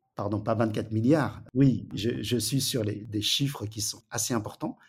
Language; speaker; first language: French; early bilingual, other home language; Wu Chinese